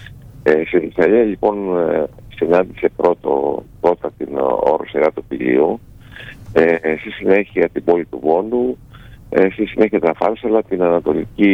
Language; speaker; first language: Greek; native; Greek